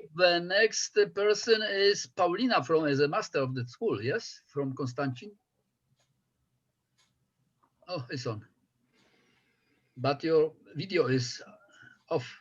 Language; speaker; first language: English; non-native, fluent; Polish